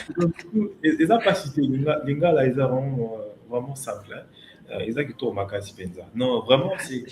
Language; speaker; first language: French; early bilingual, other home language; Lingala